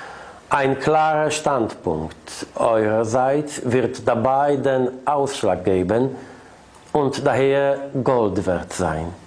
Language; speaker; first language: German; non-native, fluent; Polish